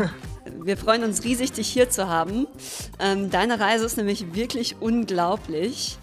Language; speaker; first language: German; native; German